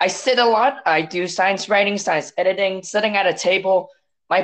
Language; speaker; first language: English; non-native, local second language; Cantonese